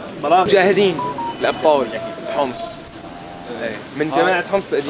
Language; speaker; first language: Arabic; native; Arabic